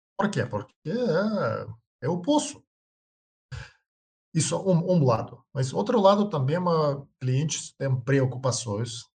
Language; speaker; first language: Portuguese; non-native, learner; Russian